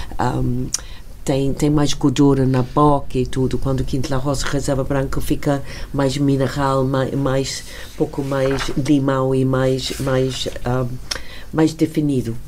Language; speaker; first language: Portuguese; non-native, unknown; English